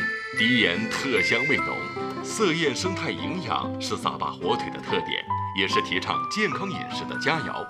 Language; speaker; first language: Chinese; native; Chinese